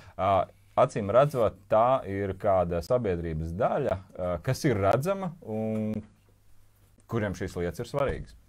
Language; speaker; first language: Latvian; native; Latvian